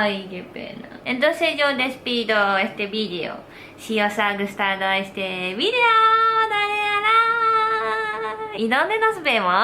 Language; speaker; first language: Spanish; non-native, learner; Japanese